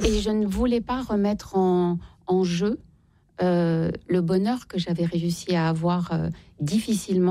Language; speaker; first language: French; native; French